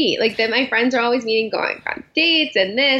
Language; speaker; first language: English; native; English